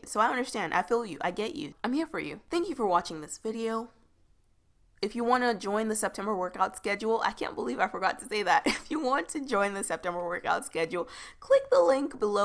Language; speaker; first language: English; native; English